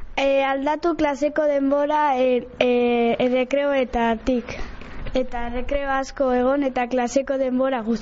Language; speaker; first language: Basque; non-native, local second language; Spanish